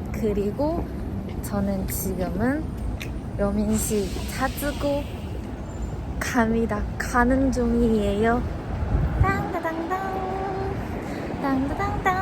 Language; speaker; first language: Korean; non-native, learner; Chinese